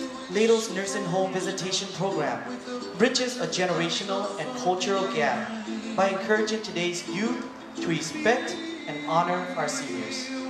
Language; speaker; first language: English; early bilingual, other home language; Vietnamese